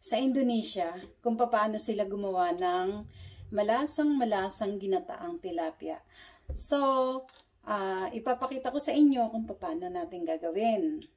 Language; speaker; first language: Filipino; native; Filipino